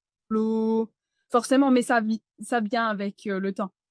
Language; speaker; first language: French; non-native, fluent; English